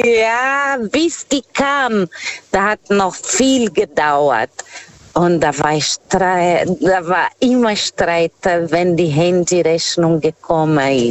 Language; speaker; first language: German; non-native, learner; Portuguese